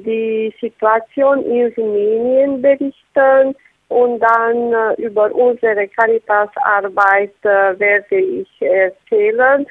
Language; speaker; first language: German; non-native, fluent; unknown